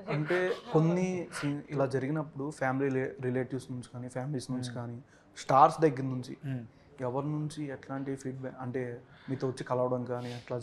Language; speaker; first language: Telugu; native; Telugu